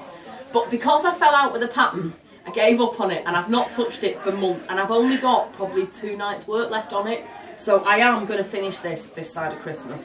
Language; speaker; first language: English; native; English